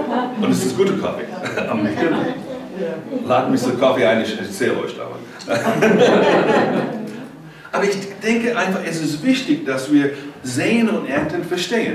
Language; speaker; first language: German; non-native, learner; English